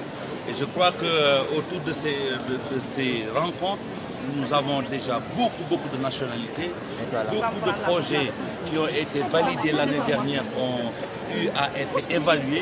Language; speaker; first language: French; non-native, local second language; Wolof